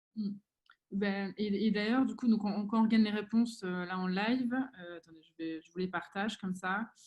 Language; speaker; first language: French; native; French